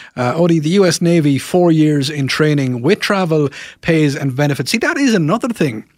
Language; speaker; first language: English; non-native, local second language; Irish